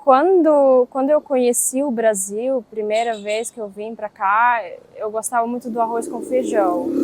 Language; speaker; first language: Portuguese; non-native, fluent; Russian